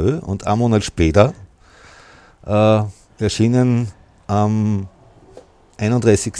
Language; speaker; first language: German; native; German